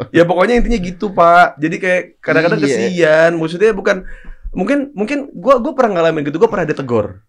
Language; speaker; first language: Indonesian; native; Indonesian